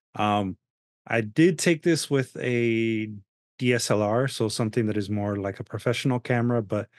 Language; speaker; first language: English; early bilingual, other home language; Spanish